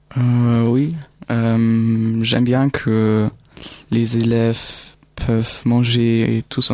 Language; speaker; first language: French; non-native, learner; German